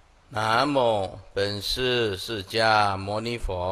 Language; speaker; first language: Chinese; native; Chinese